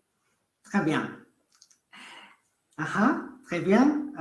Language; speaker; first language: French; non-native, fluent; Spanish